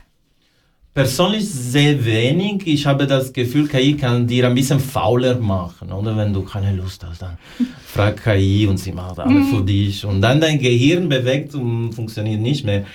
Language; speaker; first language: German; non-native, fluent; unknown